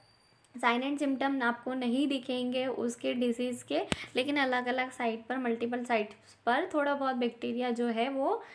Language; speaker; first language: Hindi; native; Hindi